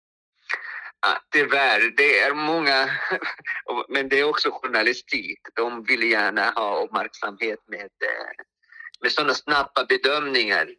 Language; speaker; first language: Swedish; non-native, fluent; Arabic